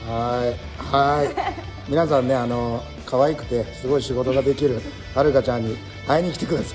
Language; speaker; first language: Japanese; native; Japanese